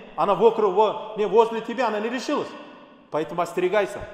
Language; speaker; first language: Russian; non-native, local second language; Kazakh